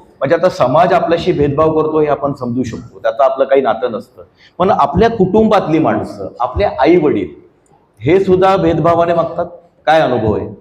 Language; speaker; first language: Marathi; native; Marathi